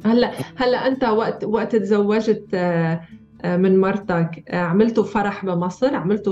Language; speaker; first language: Arabic; native; Arabic